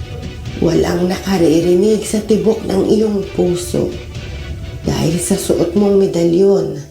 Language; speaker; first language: Filipino; native; Filipino